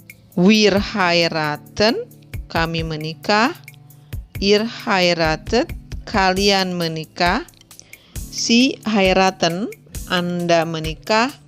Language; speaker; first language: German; non-native, fluent; Indonesian